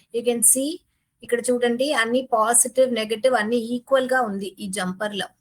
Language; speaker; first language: Telugu; non-native, learner; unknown